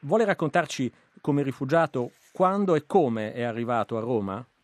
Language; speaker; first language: Italian; native; Italian